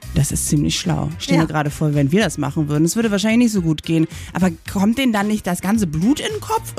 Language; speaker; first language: German; native; German